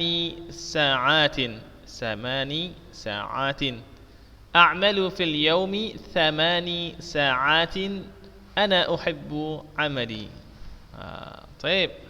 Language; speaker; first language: Arabic; non-native, fluent; Indonesian